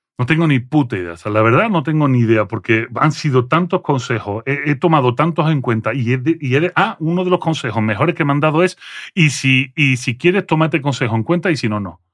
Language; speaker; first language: Spanish; early bilingual, other home language; French